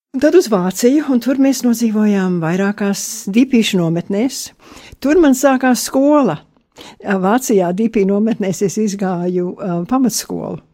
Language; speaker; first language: Latvian; early bilingual, heritage; Latvian